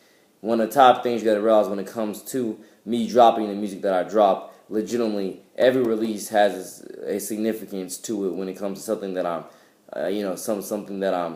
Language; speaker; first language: English; native; English